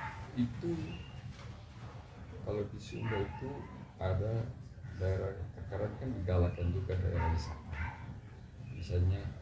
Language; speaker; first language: Indonesian; non-native, local second language; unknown